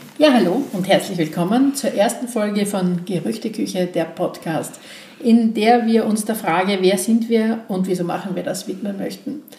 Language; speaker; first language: German; native; German